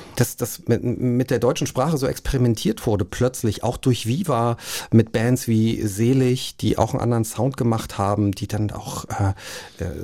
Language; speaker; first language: German; native; German